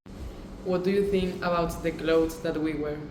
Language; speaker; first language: English; non-native, fluent; Spanish